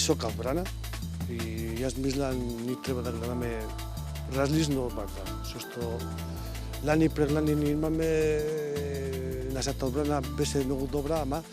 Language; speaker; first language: Macedonian; non-native, learner; Spanish